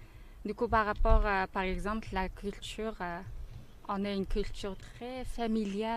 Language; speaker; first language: French; non-native, learner; Mongolian